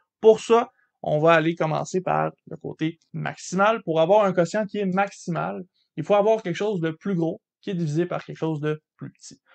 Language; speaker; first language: French; native; French